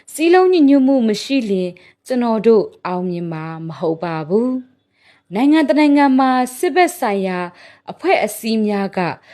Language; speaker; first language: Burmese; non-native, local second language; Tedim Chin